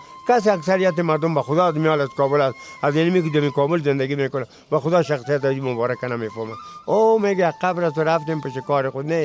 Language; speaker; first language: Persian; native; Persian